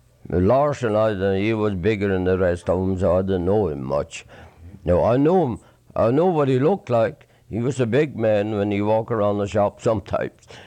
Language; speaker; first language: English; non-native, fluent; Swedish